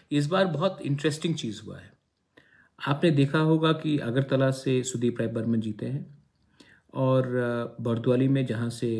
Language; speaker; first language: Hindi; non-native, local second language; Kok Borok